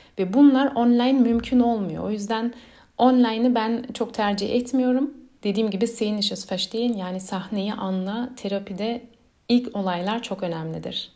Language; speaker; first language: Turkish; early bilingual, heritage; Turkish